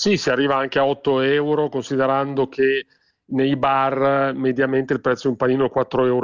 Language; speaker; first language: Italian; native; Italian